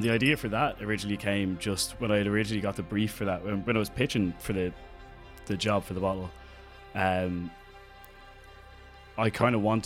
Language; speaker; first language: English; native; English